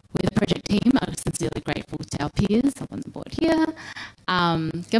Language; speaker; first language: English; native; English